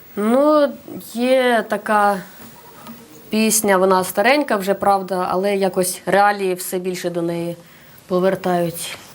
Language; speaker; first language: Ukrainian; non-native, local second language; Russian